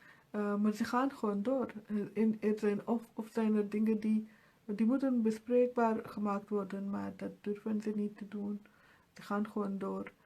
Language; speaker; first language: Dutch; non-native, fluent; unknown